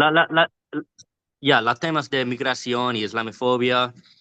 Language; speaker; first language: Spanish; non-native, learner; English